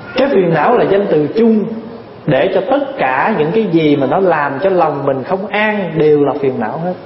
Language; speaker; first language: Vietnamese; early bilingual, heritage; Vietnamese